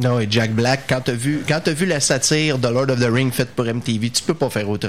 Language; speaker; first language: French; native; French